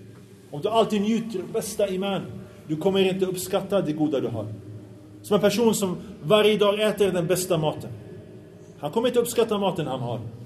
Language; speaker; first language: Swedish; early bilingual, other home language; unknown